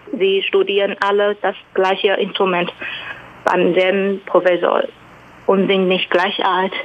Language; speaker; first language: German; non-native, fluent; Chinese